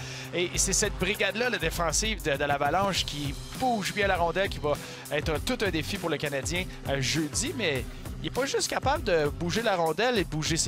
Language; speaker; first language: French; native; French